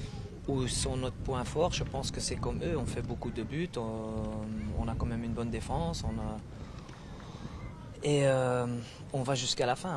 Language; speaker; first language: French; non-native, fluent; Dutch